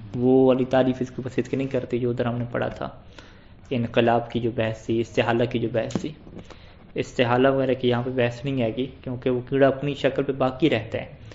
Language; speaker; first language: Urdu; non-native, local second language; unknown